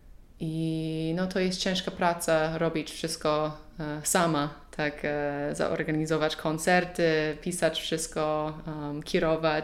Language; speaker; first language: Polish; non-native, learner; English